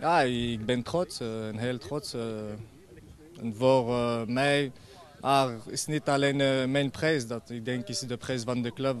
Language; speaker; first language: Dutch; non-native, learner; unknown